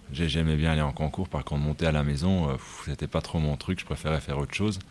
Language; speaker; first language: French; native; French